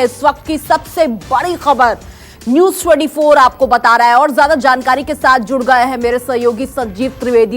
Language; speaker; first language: Hindi; native; Hindi